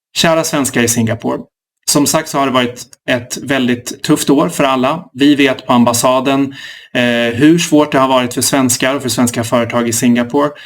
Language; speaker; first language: Swedish; native; Swedish